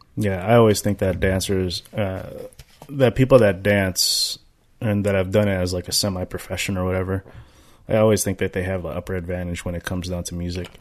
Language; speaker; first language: English; native; English